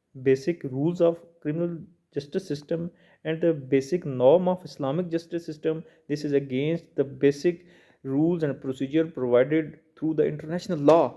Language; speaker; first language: English; non-native, local second language; Urdu